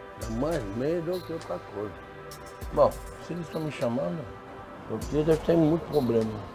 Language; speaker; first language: Portuguese; non-native, fluent; French